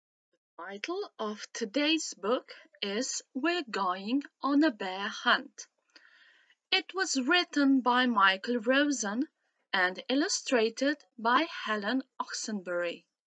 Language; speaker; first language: English; non-native, fluent; Slovenian